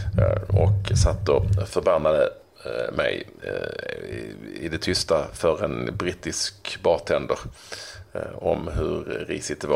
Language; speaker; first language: Swedish; native; Swedish